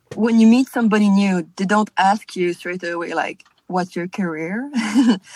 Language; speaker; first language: English; non-native, fluent; French